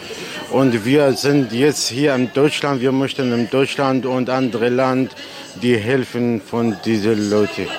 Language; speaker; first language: German; non-native, learner; Kurdish